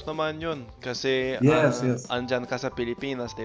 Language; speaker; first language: Filipino; non-native, fluent; English